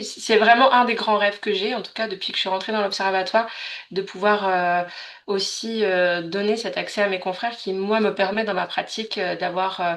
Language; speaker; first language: French; native; French